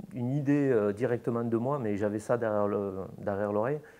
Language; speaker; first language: French; native; French